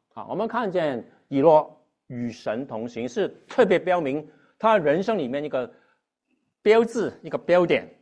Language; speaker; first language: Chinese; non-native, local second language; Cantonese